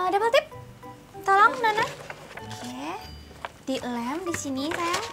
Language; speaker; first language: Indonesian; native; Indonesian